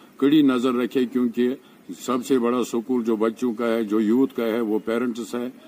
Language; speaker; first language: Hindi; non-native, local second language; Kashmiri